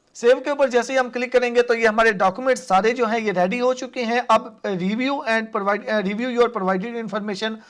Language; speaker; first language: Urdu; non-native, local second language; Punjabi